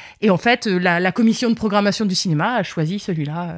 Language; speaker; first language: French; native; French